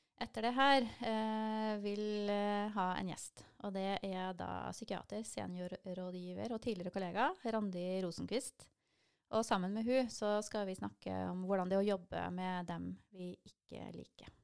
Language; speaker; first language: Norwegian; native; Norwegian